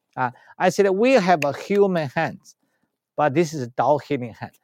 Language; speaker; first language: English; non-native, learner; Chinese